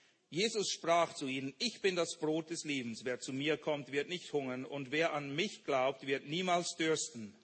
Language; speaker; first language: German; native; German